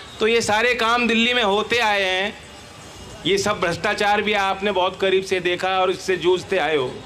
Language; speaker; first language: Hindi; native; Hindi